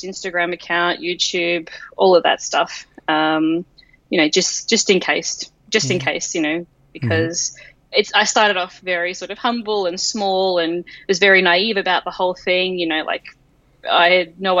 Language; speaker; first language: English; native; English